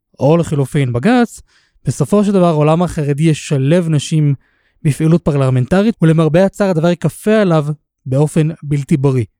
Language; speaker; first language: Hebrew; native; Hebrew